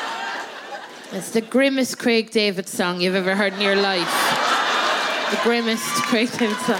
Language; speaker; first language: English; native; English